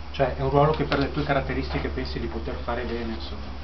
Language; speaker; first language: Italian; native; Italian